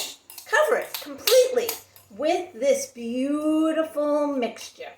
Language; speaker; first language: English; native; English